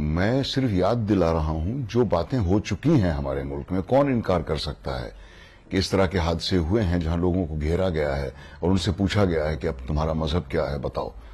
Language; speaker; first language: Hindi; native; Hindi